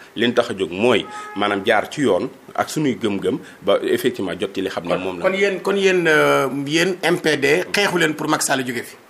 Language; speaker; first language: Wolof; native; Wolof